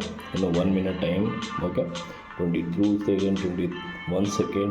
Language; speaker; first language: Tamil; non-native, learner; Kannada